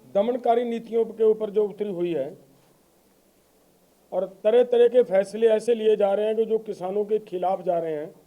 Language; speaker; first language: Hindi; non-native, local second language; Punjabi